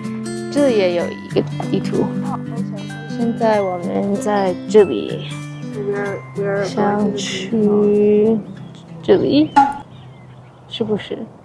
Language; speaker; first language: Chinese; non-native, learner; English